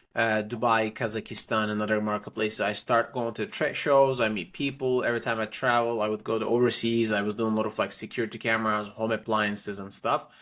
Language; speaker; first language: English; non-native, fluent; Turkish